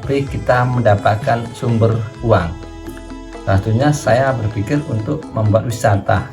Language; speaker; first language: Indonesian; non-native, local second language; Javanese